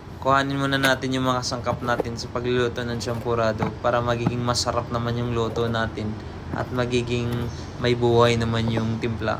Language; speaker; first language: Filipino; non-native, local second language; Cebuano